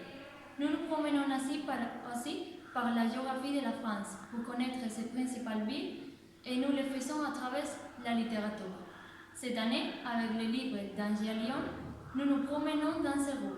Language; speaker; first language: French; non-native, learner; Spanish